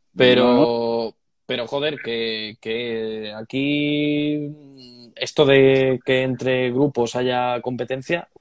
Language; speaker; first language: Spanish; native; Spanish